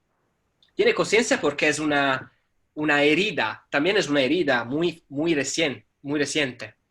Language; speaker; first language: Spanish; non-native, fluent; Italian